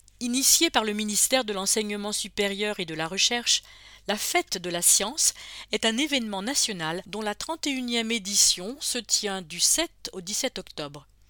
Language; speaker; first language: French; native; French